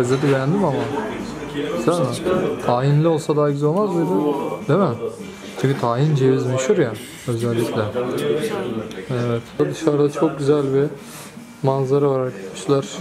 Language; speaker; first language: Turkish; native; Turkish